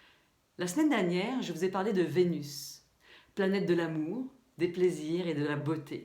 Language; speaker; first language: French; native; French